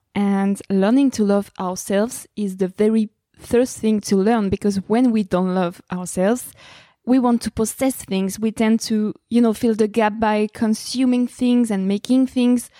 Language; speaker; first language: English; non-native, fluent; French